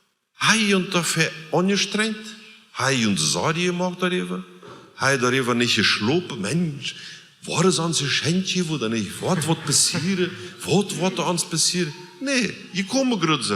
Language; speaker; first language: German; non-native, learner; Plautdietsch